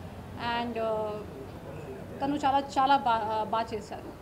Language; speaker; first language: Telugu; non-native, learner; Hindi